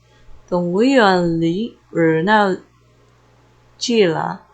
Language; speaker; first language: Chinese; non-native, learner; Filipino